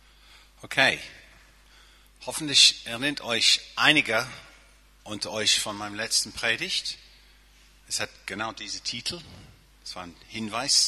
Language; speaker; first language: German; non-native, fluent; English